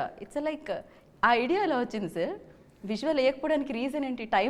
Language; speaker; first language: Telugu; native; Telugu